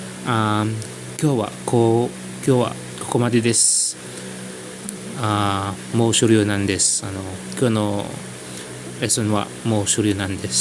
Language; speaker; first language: Japanese; non-native, fluent; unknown